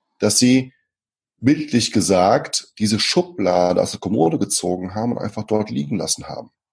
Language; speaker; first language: German; early bilingual, other home language; Portuguese